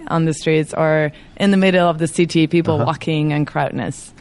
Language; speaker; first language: English; non-native, fluent; Spanish